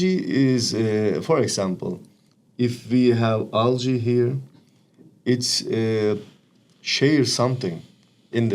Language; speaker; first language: English; non-native, learner; Turkish